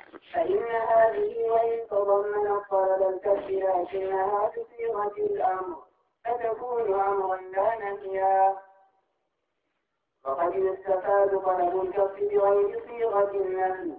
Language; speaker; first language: Arabic; native; Arabic